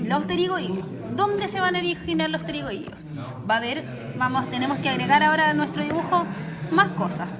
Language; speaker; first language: Spanish; native; Spanish